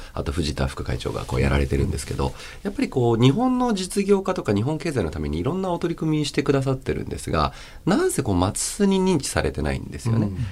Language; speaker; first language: Japanese; early bilingual, other home language; Chinese